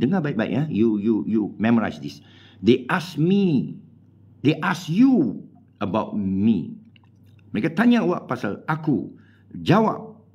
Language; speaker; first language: English; non-native, local second language; Min Nan Chinese